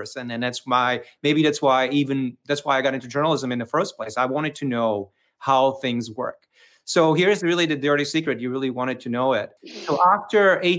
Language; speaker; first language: English; non-native, fluent; Czech